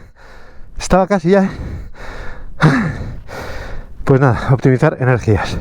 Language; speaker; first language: Spanish; native; Spanish